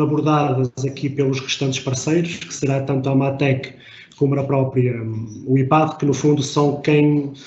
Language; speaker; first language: Portuguese; native; Portuguese